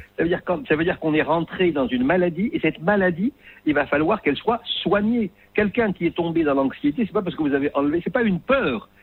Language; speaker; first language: French; non-native, local second language; Arabic